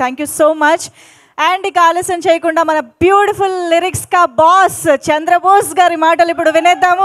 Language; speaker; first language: Telugu; native; Telugu